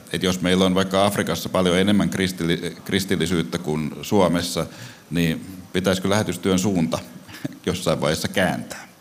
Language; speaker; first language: Finnish; native; Finnish